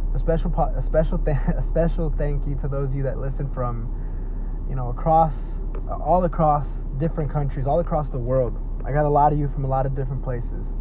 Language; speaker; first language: English; native; English